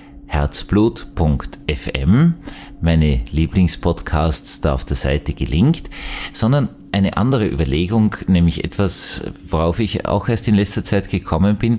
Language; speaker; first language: German; native; German